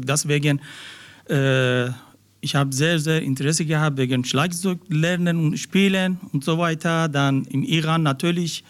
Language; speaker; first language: German; non-native, learner; Persian